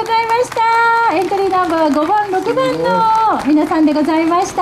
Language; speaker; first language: Japanese; native; Japanese